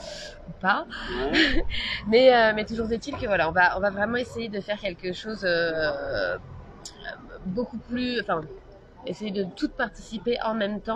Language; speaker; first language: French; native; French